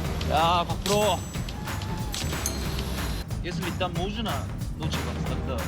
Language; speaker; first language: Russian; non-native, learner; Korean